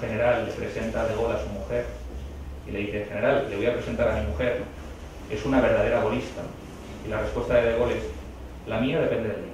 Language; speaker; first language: Spanish; native; Spanish